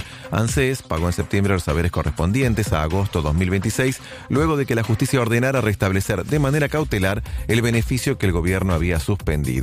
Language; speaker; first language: Spanish; native; Spanish